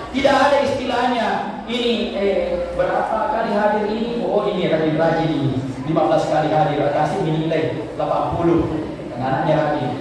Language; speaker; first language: Indonesian; non-native, local second language; Buginese